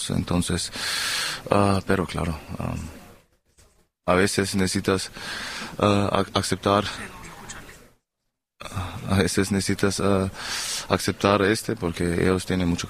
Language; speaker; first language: Spanish; non-native, fluent; German